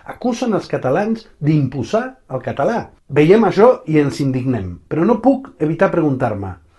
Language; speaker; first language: Catalan; early bilingual, other home language; Spanish